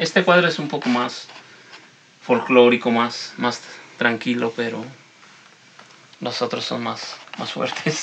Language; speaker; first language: Spanish; native; Spanish